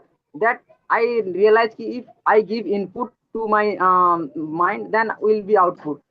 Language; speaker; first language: English; non-native, learner; Odia